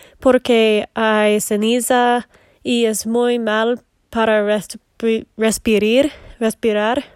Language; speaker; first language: Spanish; non-native, learner; English